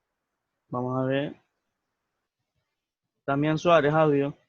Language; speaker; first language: Spanish; native; Spanish